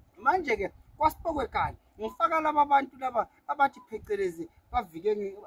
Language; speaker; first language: Zulu; native; Zulu